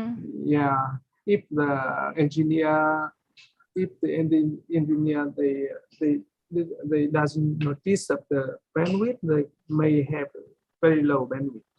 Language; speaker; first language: English; non-native, fluent; Vietnamese